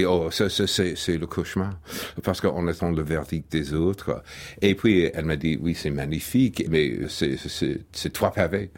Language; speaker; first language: French; non-native, fluent; English